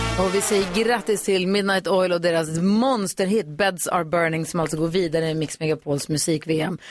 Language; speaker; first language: Swedish; native; Swedish